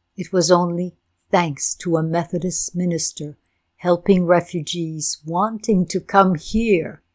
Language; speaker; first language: English; non-native, fluent; Ukrainian